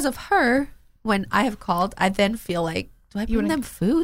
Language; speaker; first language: English; non-native, fluent; German